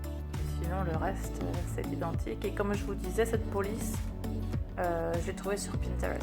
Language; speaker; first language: French; native; French